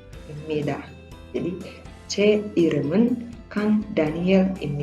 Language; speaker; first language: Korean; non-native, fluent; Indonesian